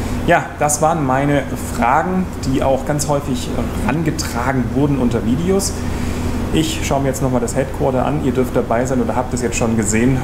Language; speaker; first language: German; native; German